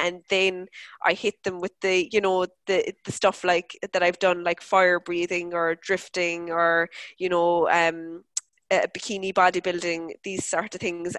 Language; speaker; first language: English; native; English